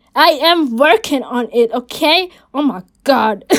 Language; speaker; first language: German; early bilingual, other home language; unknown